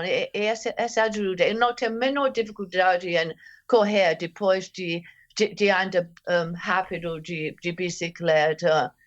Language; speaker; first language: Portuguese; non-native, fluent; English